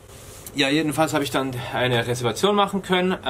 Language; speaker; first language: German; native; German